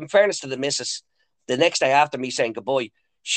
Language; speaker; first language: English; native; English